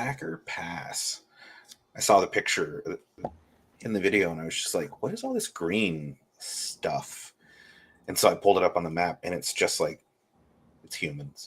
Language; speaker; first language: English; native; English